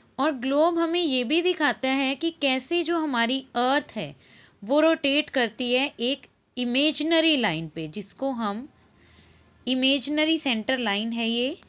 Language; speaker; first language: Hindi; native; Hindi